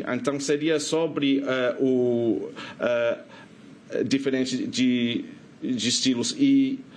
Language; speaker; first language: Portuguese; non-native, fluent; English